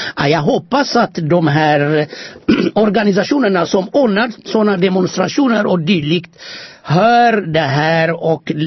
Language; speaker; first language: Swedish; non-native, fluent; Amharic